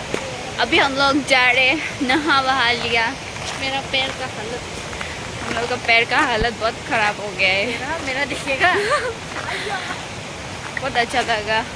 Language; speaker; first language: Hindi; non-native, local second language; Assamese